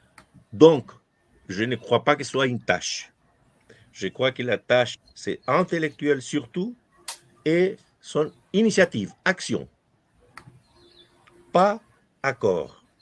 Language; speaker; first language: French; non-native, fluent; Spanish